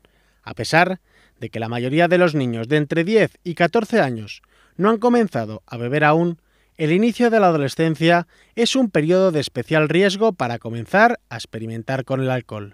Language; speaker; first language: Spanish; native; Spanish